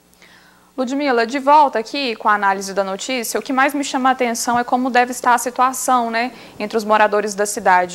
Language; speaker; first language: Portuguese; native; Portuguese